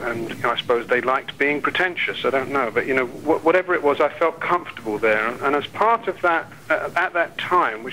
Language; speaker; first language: English; native; English